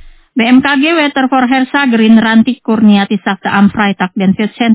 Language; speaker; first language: German; non-native, fluent; Indonesian